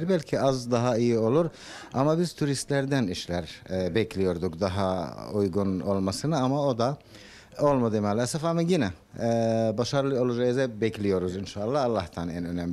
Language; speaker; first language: Turkish; non-native, fluent; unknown